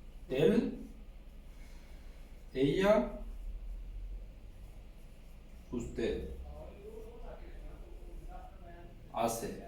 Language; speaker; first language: Spanish; non-native, learner; Urdu